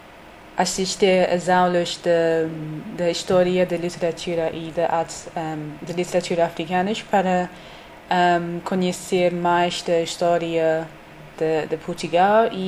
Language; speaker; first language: Portuguese; non-native, learner; English